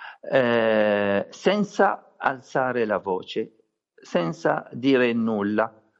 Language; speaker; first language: Italian; non-native, fluent; Arabic